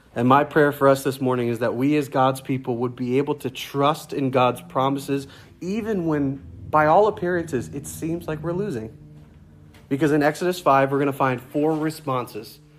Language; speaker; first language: English; native; English